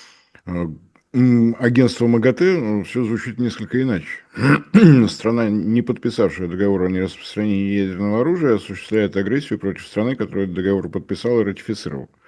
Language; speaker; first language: Russian; native; Russian